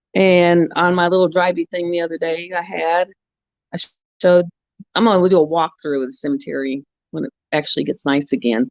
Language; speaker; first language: English; native; English